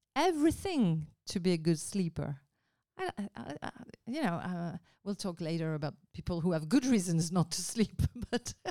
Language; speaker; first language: English; non-native, fluent; French